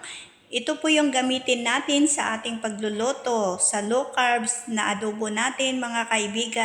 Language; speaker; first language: Filipino; non-native, local second language; Cebuano